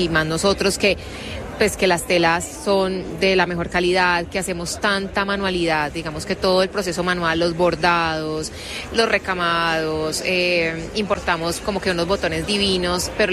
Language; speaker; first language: Spanish; native; Spanish